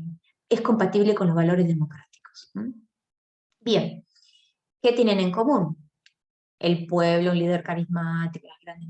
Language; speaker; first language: Spanish; native; Spanish